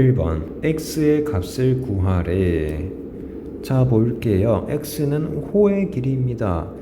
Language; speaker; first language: Korean; native; Korean